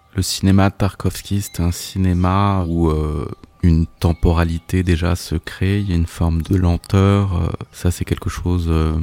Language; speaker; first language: French; native; French